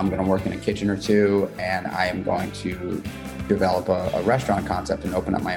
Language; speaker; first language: English; native; English